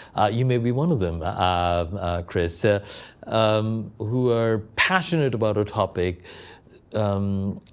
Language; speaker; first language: English; non-native, local second language; Malayalam